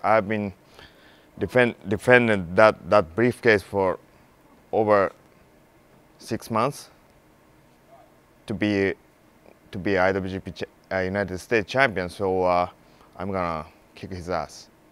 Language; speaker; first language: English; non-native, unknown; Japanese